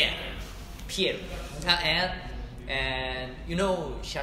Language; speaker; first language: English; non-native, learner; Korean